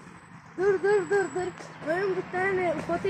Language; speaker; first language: Turkish; early bilingual, heritage; Turkish